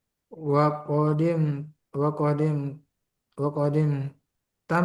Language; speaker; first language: Arabic; non-native, learner; Indonesian